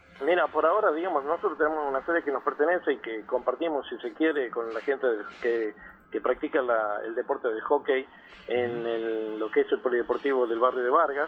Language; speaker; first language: Spanish; native; Spanish